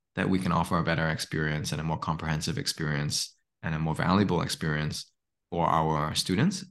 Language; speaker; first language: English; native; English